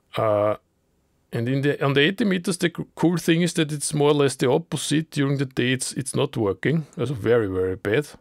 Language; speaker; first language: English; non-native, learner; German